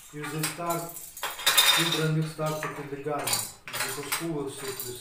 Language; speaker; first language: English; non-native, learner; Russian